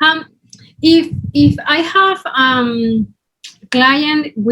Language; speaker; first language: English; non-native, learner; Spanish